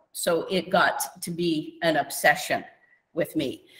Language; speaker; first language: English; native; English